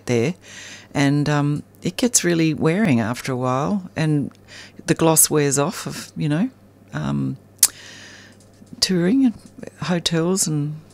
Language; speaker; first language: English; native; English